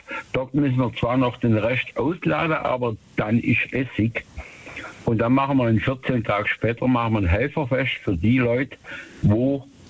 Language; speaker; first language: German; native; German